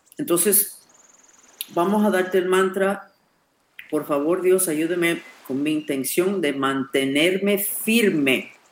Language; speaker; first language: Spanish; non-native, fluent; English